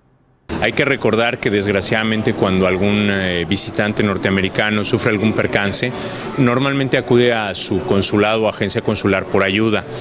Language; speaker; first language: Spanish; native; Spanish